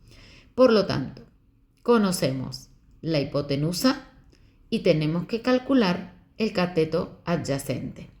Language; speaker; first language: Spanish; native; Spanish